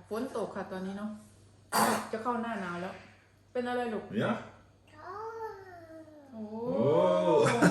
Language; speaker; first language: Dutch; non-native, learner; Thai